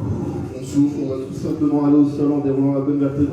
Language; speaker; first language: French; native; French